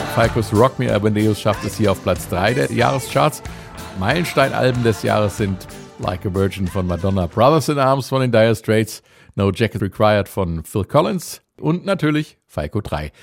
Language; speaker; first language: German; native; German